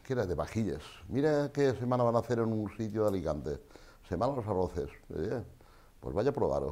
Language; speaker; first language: Spanish; non-native, local second language; Catalan